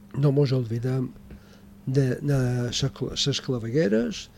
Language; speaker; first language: Catalan; native; Catalan